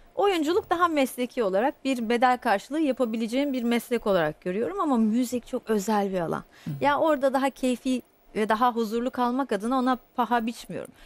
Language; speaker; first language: Turkish; non-native, fluent; Portuguese